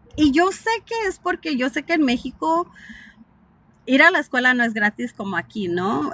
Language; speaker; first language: Spanish; early bilingual, heritage; Spanish